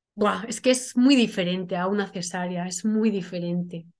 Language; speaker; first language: Spanish; native; Spanish